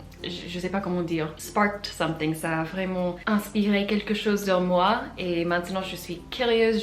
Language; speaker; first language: French; non-native, fluent; English